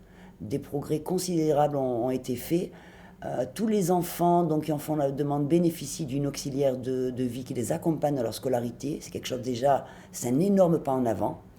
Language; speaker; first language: French; native; French